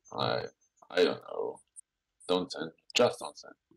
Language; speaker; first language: English; non-native, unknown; German